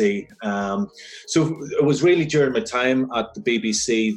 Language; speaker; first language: English; native; English